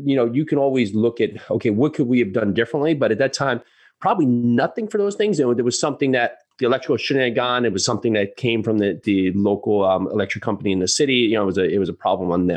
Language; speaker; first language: English; native; English